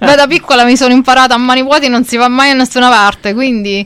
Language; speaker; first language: Italian; early bilingual, heritage; Italian